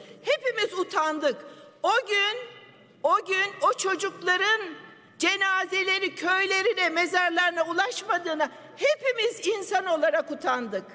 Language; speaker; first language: Turkish; native; Turkish